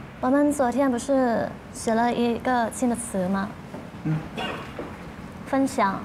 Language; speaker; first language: Chinese; non-native, learner; Thai